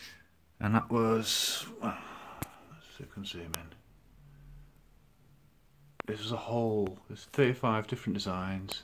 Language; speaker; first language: English; native; English